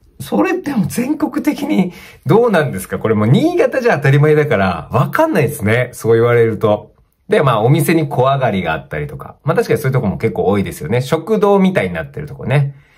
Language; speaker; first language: Japanese; native; Japanese